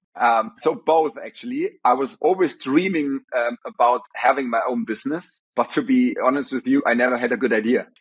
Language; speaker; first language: English; non-native, fluent; German